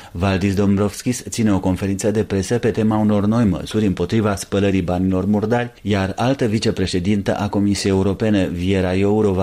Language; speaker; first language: Romanian; native; Romanian